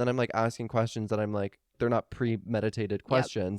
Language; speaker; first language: English; native; English